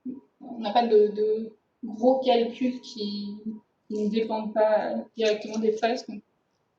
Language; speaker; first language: French; native; French